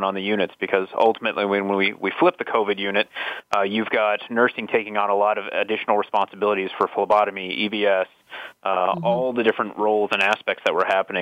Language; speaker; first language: English; native; English